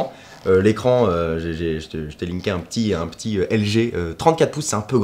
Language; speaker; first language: French; native; French